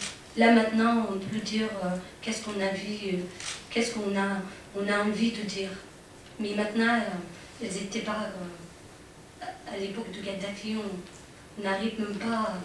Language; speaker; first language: French; non-native, fluent; Arabic